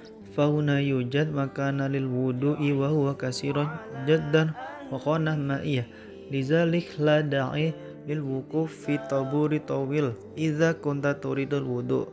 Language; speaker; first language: Arabic; non-native, learner; Indonesian